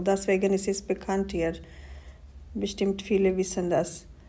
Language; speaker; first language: German; non-native, learner; Hindi